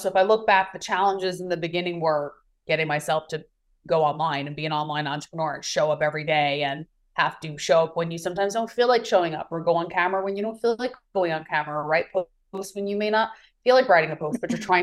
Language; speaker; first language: English; native; English